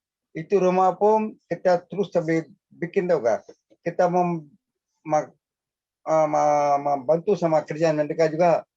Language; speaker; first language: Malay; non-native, local second language; Tamil